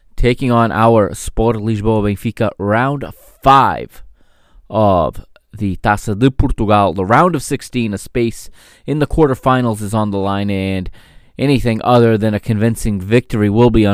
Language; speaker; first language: English; native; English